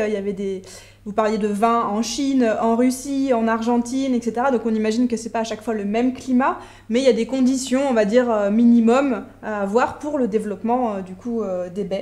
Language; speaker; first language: French; native; French